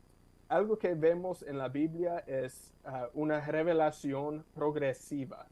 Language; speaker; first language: Spanish; non-native, fluent; English